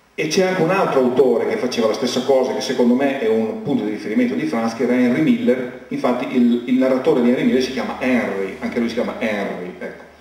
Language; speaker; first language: Italian; native; Italian